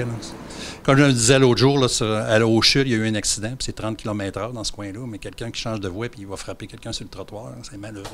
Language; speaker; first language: French; native; French